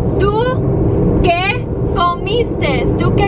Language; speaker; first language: Spanish; early bilingual, heritage; Spanish